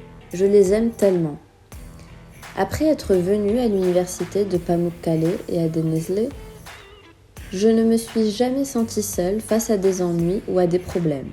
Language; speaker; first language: French; non-native, fluent; Azerbaijani